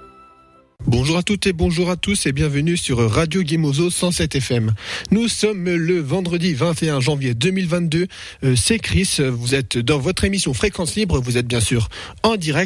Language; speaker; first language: French; native; French